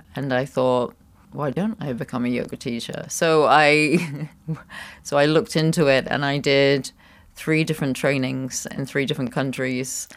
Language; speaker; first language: English; native; English